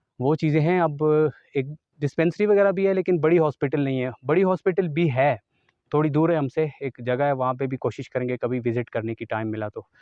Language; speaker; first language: Urdu; non-native, local second language; Northern Hindko